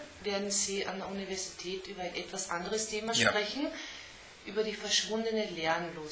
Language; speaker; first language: German; native; German